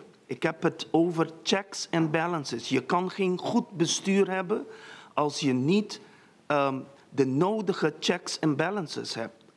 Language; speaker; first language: Dutch; non-native, local second language; Papiamento